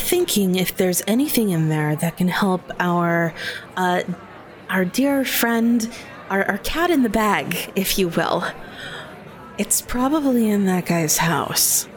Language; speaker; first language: English; native; English